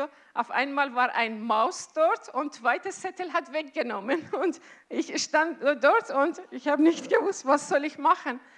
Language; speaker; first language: German; non-native, fluent; Azerbaijani